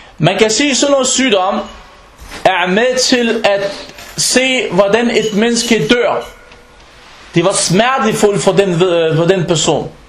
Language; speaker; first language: Danish; non-native, fluent; Arabic